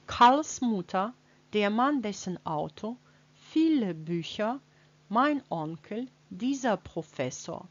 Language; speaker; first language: German; non-native, fluent; Russian